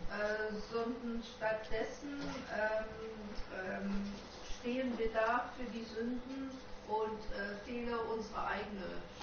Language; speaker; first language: German; non-native, fluent; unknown